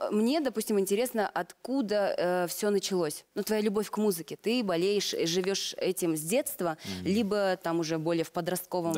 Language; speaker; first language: Russian; native; Russian